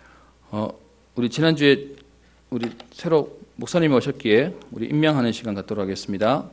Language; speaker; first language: Korean; native; Korean